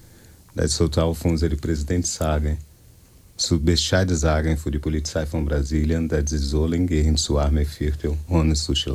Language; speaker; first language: German; non-native, learner; Portuguese